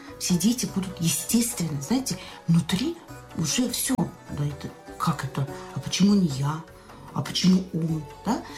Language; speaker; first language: Russian; non-native, local second language; Tajik